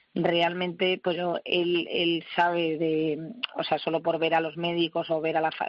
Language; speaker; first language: Spanish; native; Spanish